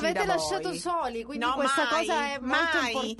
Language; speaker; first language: Italian; native; Italian